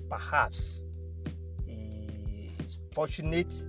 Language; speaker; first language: English; non-native, local second language; Yoruba